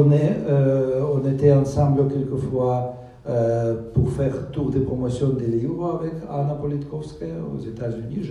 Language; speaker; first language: French; non-native, fluent; Russian